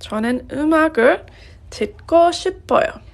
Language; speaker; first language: Korean; non-native, fluent; English